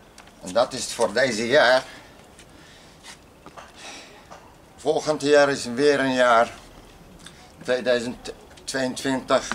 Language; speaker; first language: Dutch; non-native, learner; Arabic